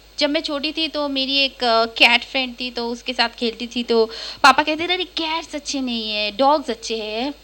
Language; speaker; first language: Hindi; non-native, local second language; Bangla